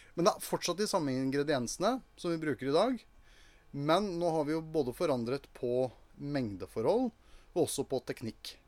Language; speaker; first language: Norwegian; native; Norwegian